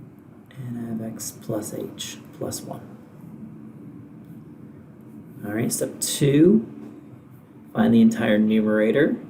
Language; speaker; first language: English; native; English